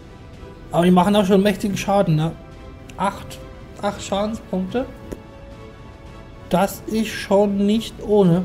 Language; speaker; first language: German; native; German